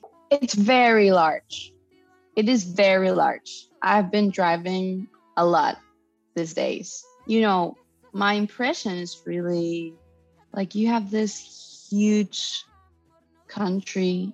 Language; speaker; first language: English; non-native, learner; Spanish